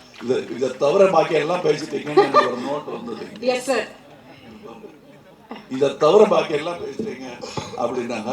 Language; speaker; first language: Tamil; native; Tamil